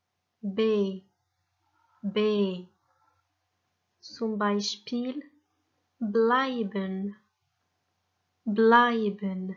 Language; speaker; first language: German; non-native, fluent; Arabic